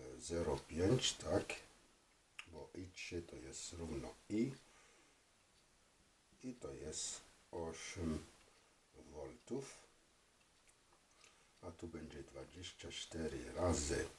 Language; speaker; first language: Polish; non-native, fluent; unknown